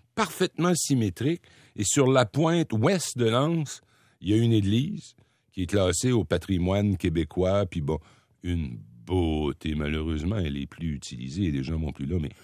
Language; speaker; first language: French; native; French